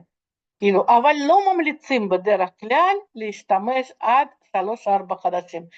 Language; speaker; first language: Hebrew; non-native, fluent; Russian